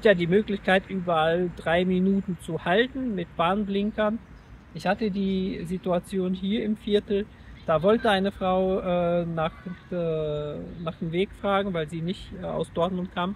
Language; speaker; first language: German; native; German